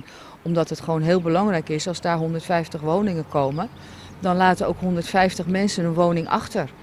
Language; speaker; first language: Dutch; native; Dutch